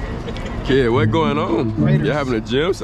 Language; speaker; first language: English; native; English